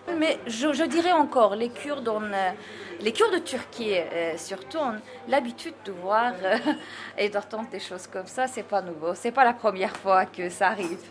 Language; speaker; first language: French; non-native, fluent; Turkish